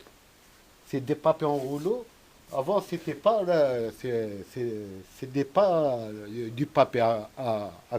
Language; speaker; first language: French; non-native, local second language; Arabic